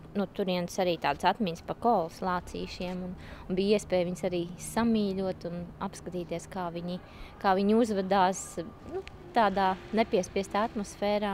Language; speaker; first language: Latvian; native; Latvian